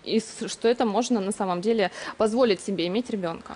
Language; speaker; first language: Russian; native; Russian